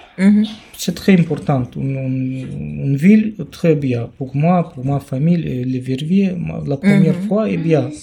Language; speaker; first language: French; non-native, learner; Romanian